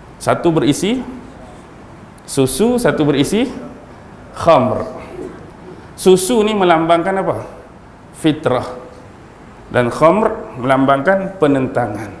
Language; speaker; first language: Malay; native; Malay